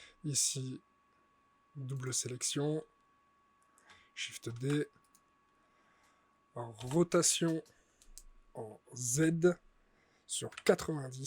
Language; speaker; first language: French; native; French